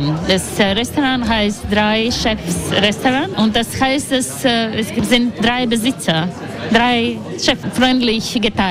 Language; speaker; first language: German; non-native, learner; Latvian